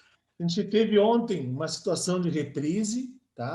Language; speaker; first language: Portuguese; native; Portuguese